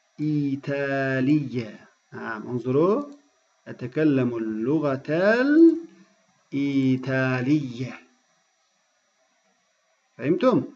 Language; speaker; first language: Arabic; non-native, fluent; Turkish